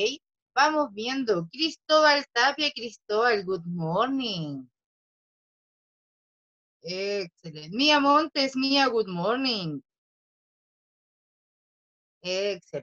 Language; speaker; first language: Spanish; native; Spanish